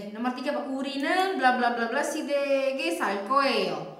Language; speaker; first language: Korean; non-native, fluent; Indonesian